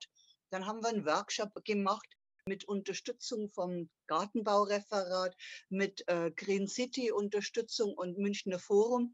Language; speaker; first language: German; native; German